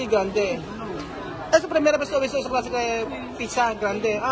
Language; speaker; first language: Spanish; non-native, learner; Filipino